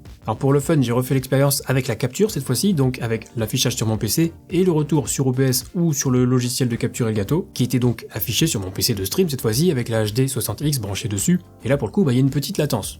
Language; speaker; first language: French; native; French